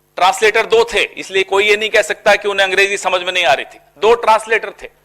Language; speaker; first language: Hindi; native; Hindi